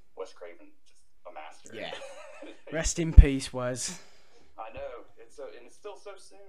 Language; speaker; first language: English; native; English